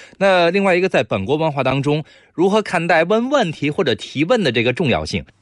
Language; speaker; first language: Chinese; native; Chinese